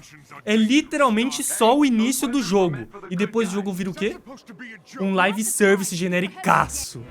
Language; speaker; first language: Portuguese; native; Portuguese